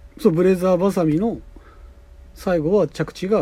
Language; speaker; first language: Japanese; native; Japanese